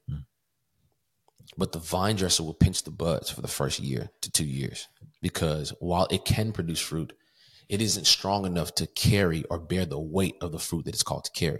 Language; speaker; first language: English; native; English